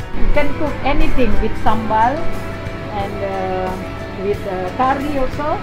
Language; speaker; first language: English; non-native, learner; Indonesian